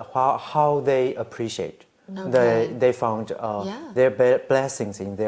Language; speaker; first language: English; non-native, fluent; Chinese